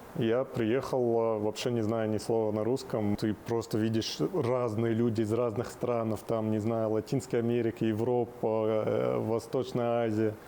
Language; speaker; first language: Russian; non-native, fluent; Arabic